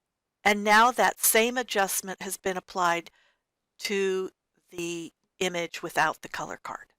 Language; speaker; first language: English; native; English